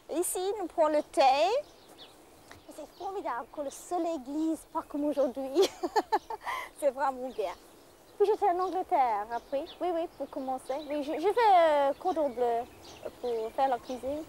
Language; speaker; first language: French; non-native, fluent; English